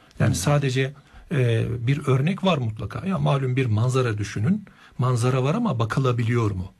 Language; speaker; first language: Turkish; native; Turkish